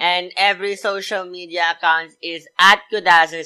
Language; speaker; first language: English; non-native, local second language; Filipino